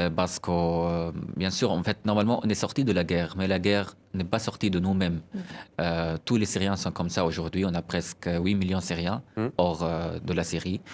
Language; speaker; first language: French; non-native, fluent; Arabic